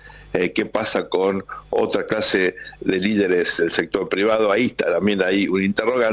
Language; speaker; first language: Spanish; native; Spanish